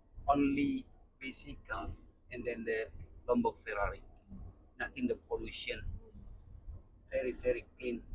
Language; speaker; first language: English; non-native, learner; Indonesian